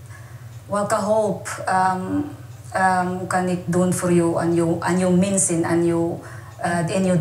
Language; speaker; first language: Dutch; non-native, learner; Waray